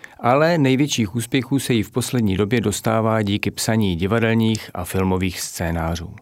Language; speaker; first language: Czech; native; Czech